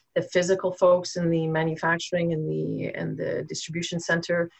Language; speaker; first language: English; native; English